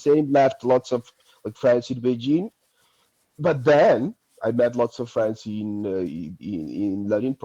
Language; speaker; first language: English; non-native, fluent; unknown